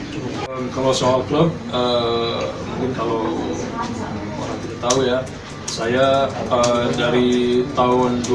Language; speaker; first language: Indonesian; early bilingual, heritage; Indonesian